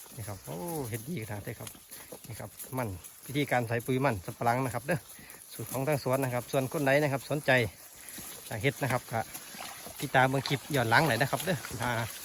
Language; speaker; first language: Thai; native; Thai